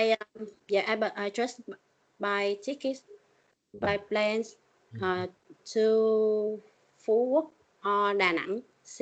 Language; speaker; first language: English; non-native, learner; Vietnamese